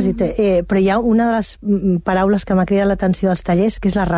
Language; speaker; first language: Catalan; native; Catalan